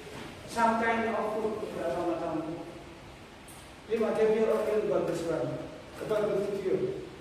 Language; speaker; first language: English; non-native, learner; Indonesian